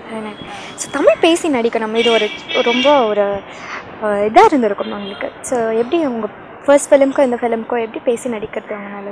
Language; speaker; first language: Tamil; native; Tamil